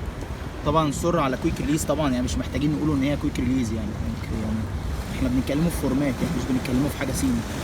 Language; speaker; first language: Arabic; native; Arabic